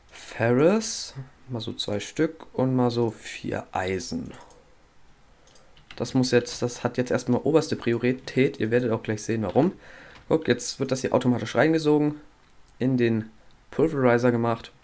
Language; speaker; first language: German; native; German